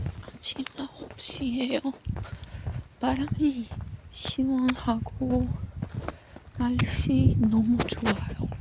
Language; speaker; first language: Korean; non-native, learner; Polish